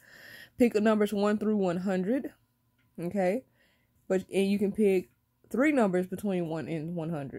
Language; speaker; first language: English; native; English